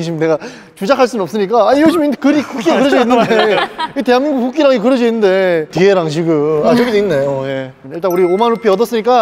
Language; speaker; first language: Korean; native; Korean